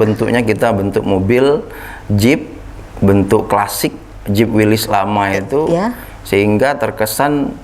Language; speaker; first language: Indonesian; native; Indonesian